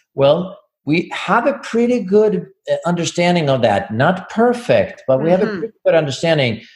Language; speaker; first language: English; non-native, fluent; Swedish